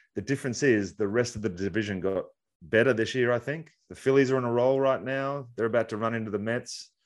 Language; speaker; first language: English; native; English